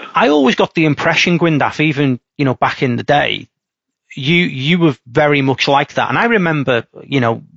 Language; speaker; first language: English; native; English